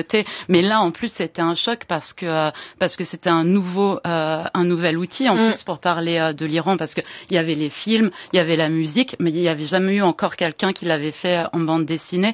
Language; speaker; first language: French; early bilingual, other home language; Persian